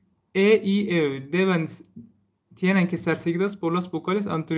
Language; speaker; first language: Spanish; non-native, learner; Turkish